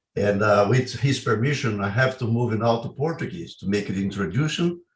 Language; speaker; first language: English; non-native, fluent; Portuguese